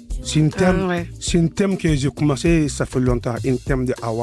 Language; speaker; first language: French; early bilingual, other home language; Soninke